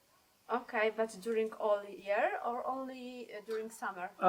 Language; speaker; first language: English; non-native, learner; Polish